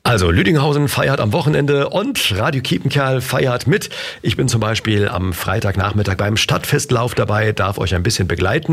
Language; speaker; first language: German; native; German